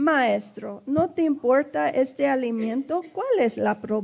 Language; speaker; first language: Spanish; early bilingual, heritage; English